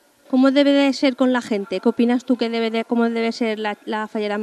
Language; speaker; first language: Spanish; native; Spanish